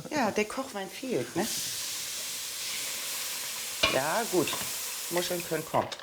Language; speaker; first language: German; native; German